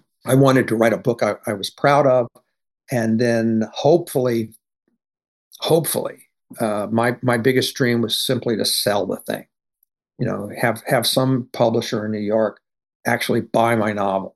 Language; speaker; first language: English; native; English